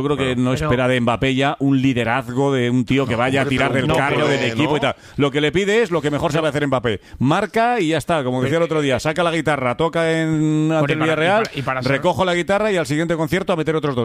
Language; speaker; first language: Spanish; native; Spanish